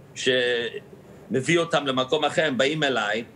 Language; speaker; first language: Hebrew; non-native, fluent; English